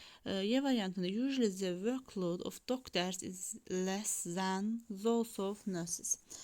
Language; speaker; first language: English; non-native, fluent; Azerbaijani